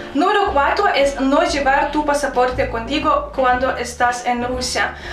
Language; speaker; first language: Spanish; non-native, fluent; Russian